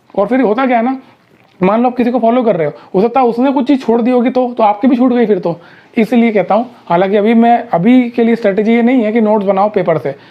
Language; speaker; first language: Hindi; native; Hindi